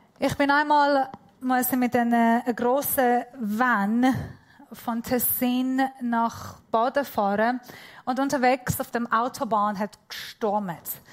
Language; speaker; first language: German; non-native, fluent; Persian